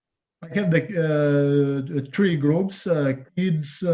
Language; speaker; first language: English; non-native, learner; Croatian